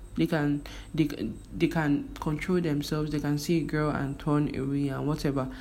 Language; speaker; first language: English; non-native, local second language; Igbo